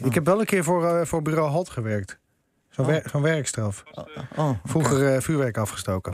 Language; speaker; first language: Dutch; native; Dutch